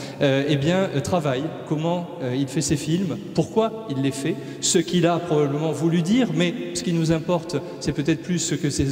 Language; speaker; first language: French; native; French